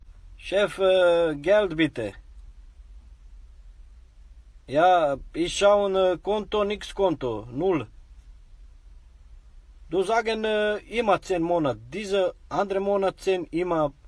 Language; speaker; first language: German; non-native, learner; Somali